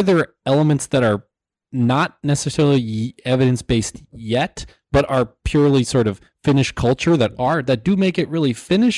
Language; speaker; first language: English; native; English